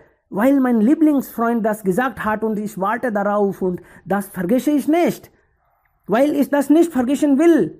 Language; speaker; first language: German; non-native, learner; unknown